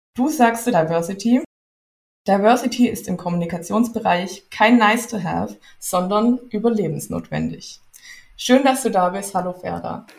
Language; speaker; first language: German; native; German